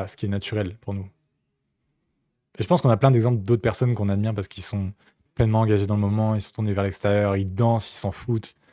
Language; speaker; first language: French; native; French